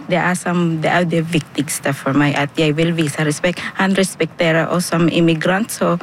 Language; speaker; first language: Norwegian; non-native, fluent; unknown